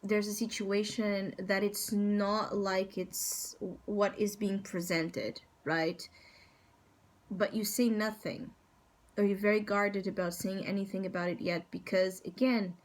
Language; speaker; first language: English; non-native, fluent; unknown